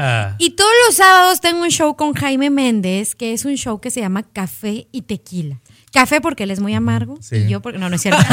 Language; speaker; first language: Spanish; native; Spanish